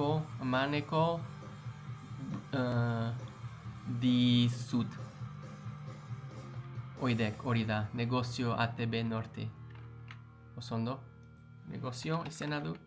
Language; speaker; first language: Basque; non-native, learner; English